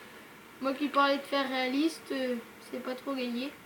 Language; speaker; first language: French; native; French